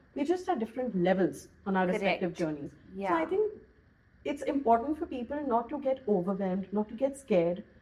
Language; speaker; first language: English; non-native, local second language; Hindi